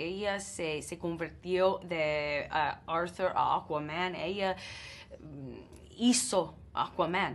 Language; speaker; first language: Spanish; non-native, learner; English